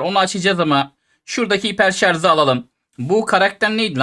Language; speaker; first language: Turkish; native; Turkish